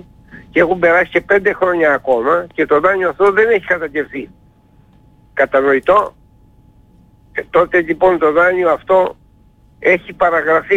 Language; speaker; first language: Greek; native; Greek